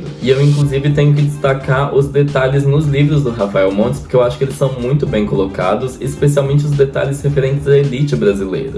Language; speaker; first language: Portuguese; native; Portuguese